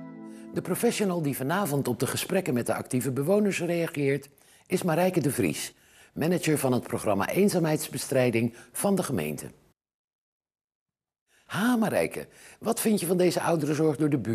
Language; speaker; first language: Dutch; native; Dutch